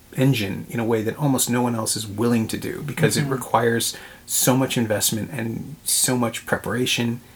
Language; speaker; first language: English; native; English